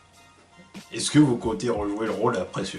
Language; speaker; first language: French; native; French